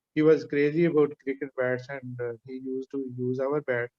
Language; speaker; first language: English; non-native, local second language; Urdu